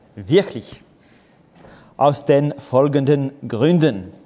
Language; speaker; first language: German; non-native, learner; English